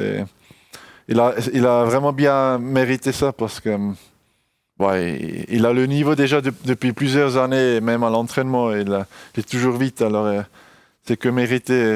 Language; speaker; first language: French; non-native, local second language; German